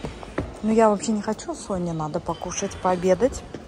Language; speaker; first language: Russian; native; Russian